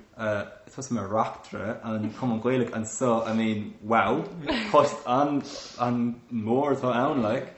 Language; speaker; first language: Irish; non-native, local second language; English